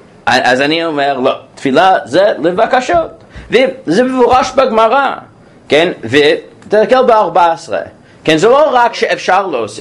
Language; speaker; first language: Hebrew; non-native, fluent; English